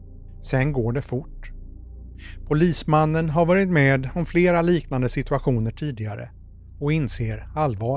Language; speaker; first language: Swedish; native; Swedish